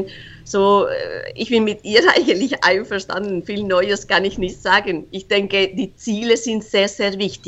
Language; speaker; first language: German; non-native, fluent; Spanish